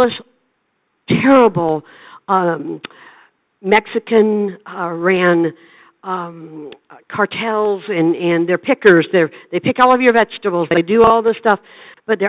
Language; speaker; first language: English; native; English